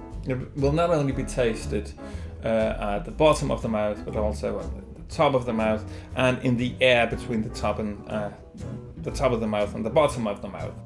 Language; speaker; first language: English; non-native, fluent; Danish